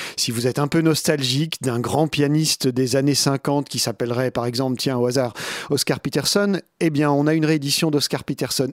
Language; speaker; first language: French; native; French